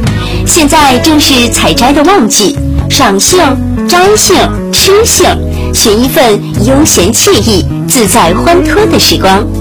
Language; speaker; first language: Chinese; native; Chinese